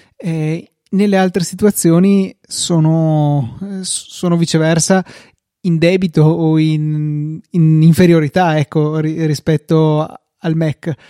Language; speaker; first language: Italian; native; Italian